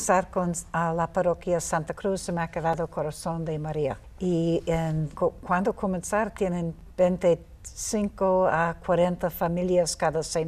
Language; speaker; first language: Spanish; non-native, learner; English